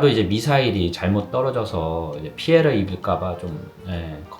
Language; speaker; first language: Korean; native; Korean